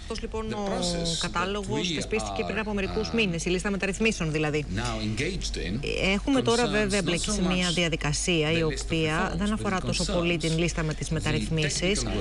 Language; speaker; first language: Greek; native; Greek